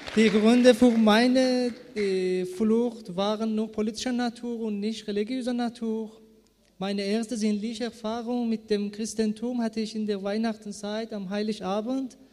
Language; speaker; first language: German; non-native, fluent; Persian